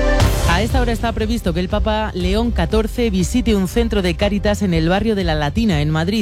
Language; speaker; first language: Spanish; native; Spanish